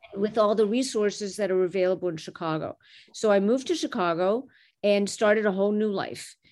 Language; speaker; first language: English; non-native, fluent; French